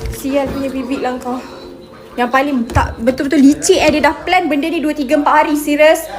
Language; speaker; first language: Malay; native; Malay